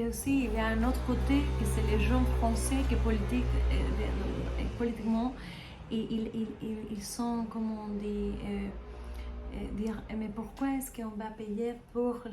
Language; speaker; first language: French; non-native, learner; Spanish